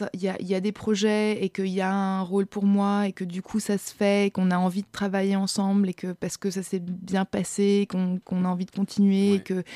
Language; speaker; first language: French; non-native, fluent; German